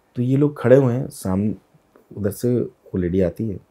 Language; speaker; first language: Hindi; native; Hindi